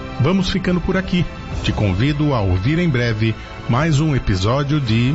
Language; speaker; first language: Portuguese; native; Portuguese